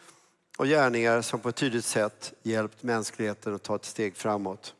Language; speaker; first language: Swedish; native; Swedish